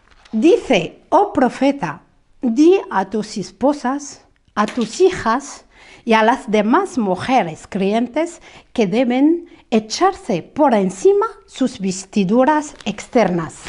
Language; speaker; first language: Spanish; non-native, fluent; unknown